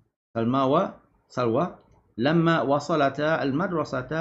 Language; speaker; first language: Arabic; non-native, fluent; Malay